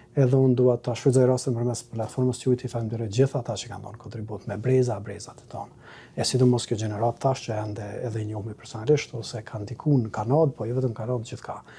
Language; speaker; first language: Albanian; native; Albanian